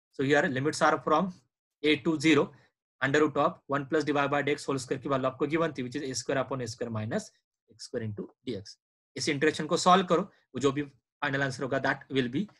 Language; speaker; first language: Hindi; non-native, local second language; Marathi